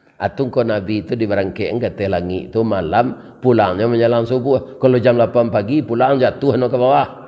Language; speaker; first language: Malay; non-native, local second language; Minangkabau